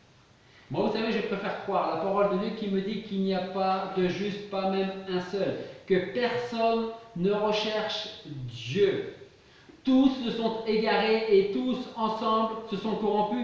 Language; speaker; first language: French; native; French